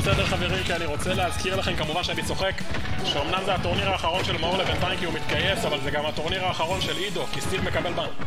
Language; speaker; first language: Hebrew; native; Hebrew